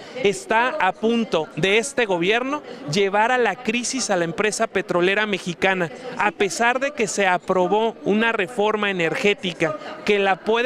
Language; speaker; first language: Spanish; native; Spanish